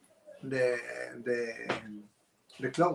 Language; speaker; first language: English; non-native, fluent; Spanish